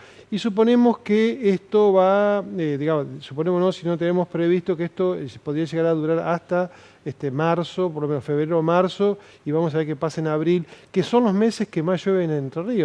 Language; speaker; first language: Spanish; native; Spanish